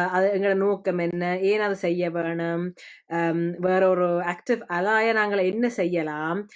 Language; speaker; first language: Tamil; early bilingual, heritage; Tamil